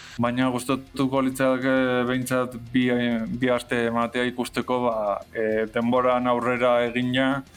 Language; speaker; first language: Basque; non-native, learner; Spanish